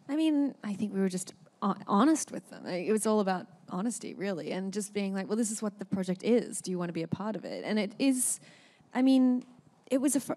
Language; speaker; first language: English; native; English